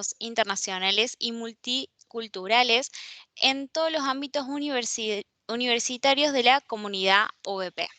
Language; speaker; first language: Spanish; native; Spanish